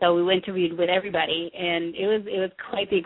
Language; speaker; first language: English; native; English